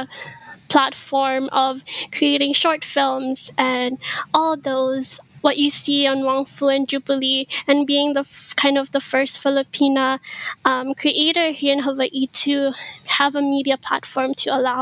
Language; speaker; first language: English; early bilingual, other home language; Iloko